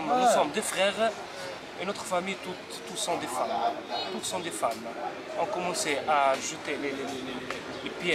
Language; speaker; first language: French; non-native, learner; Arabic